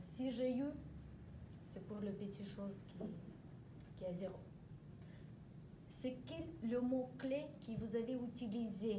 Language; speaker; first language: French; non-native, learner; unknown